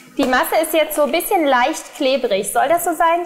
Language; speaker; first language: German; native; German